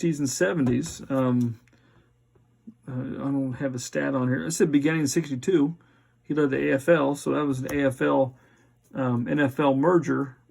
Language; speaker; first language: English; native; English